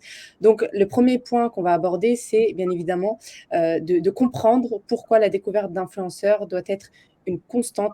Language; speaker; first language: French; native; French